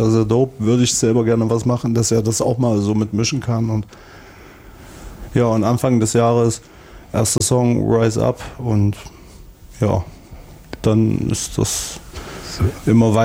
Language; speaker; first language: German; native; German